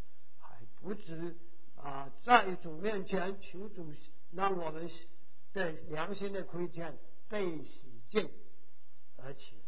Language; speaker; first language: Chinese; native; Chinese